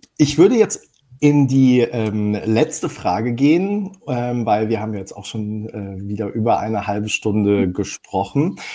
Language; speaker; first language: German; native; German